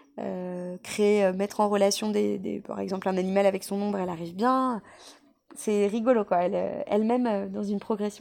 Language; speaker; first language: French; native; French